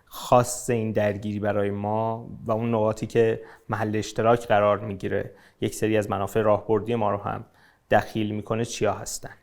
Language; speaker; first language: Persian; native; Persian